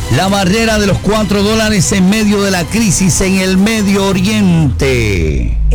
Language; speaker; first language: Spanish; native; Spanish